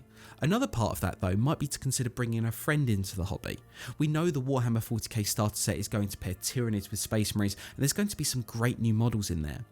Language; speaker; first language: English; native; English